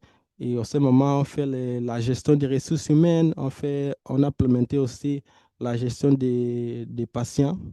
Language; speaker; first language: French; non-native, fluent; Portuguese